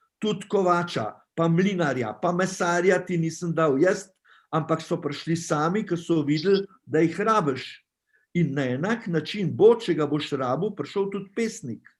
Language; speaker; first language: Slovenian; native; Slovenian